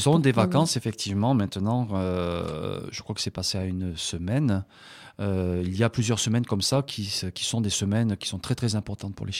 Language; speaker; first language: French; native; French